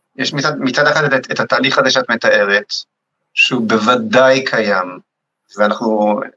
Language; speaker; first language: Hebrew; native; Hebrew